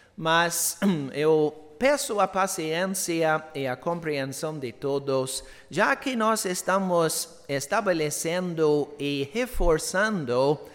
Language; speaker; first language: Portuguese; non-native, fluent; English